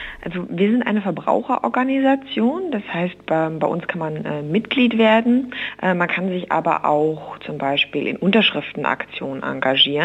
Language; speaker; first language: German; native; German